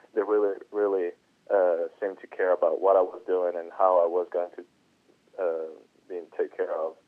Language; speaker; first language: English; non-native, fluent; Italian